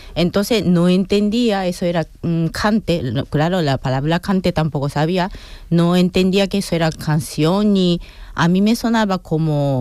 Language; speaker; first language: Spanish; non-native, fluent; Japanese